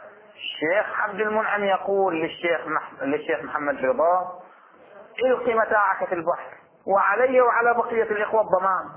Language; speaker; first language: Arabic; native; Arabic